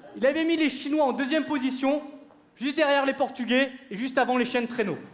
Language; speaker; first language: French; early bilingual, other home language; Vietnamese